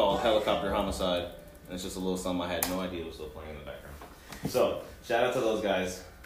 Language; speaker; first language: English; early bilingual, other home language; Spanish